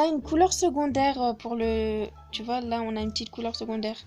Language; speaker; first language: French; native; French